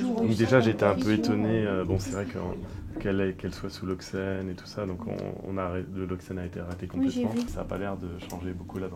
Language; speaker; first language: French; native; French